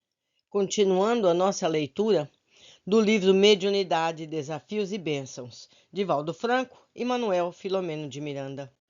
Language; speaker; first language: Portuguese; native; Portuguese